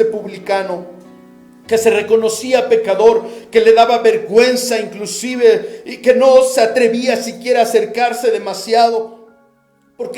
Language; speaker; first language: Spanish; native; Spanish